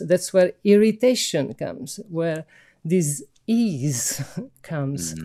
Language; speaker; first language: English; non-native, fluent; Italian